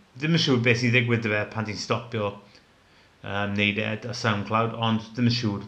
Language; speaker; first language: Welsh; non-native, local second language; English